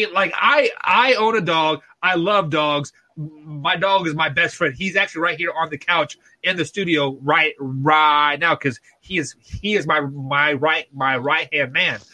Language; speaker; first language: English; native; English